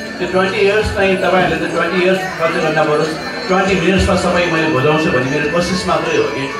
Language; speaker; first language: Nepali; non-native, local second language; Newari